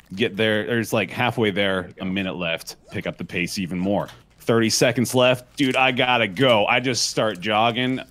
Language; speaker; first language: English; native; English